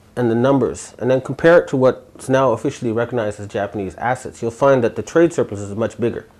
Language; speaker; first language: English; native; English